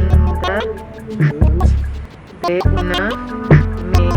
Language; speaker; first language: Spanish; non-native, learner; English